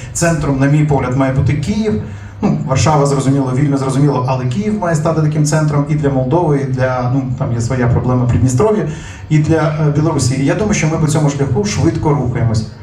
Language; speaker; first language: Ukrainian; native; Ukrainian